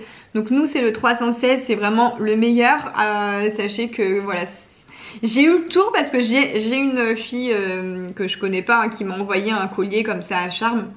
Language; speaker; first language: French; native; French